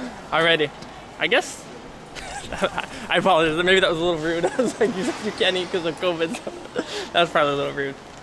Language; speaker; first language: English; native; English